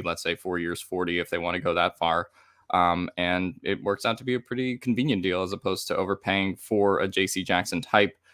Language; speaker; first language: English; native; English